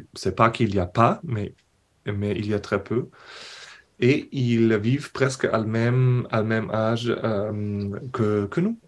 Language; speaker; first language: French; non-native, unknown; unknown